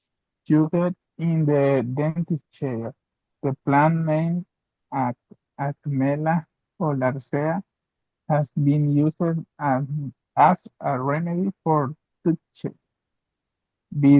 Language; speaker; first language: English; non-native, learner; Spanish